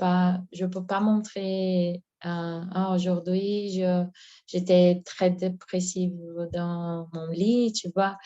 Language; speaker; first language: French; non-native, learner; Portuguese